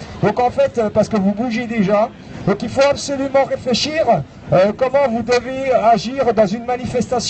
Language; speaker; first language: French; native; French